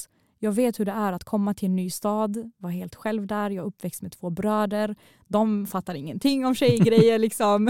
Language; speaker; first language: Swedish; early bilingual, other home language; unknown